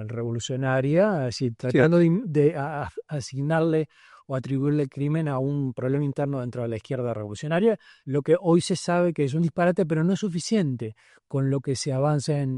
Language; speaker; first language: Spanish; native; Spanish